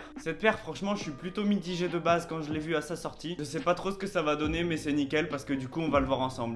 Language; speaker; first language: French; native; French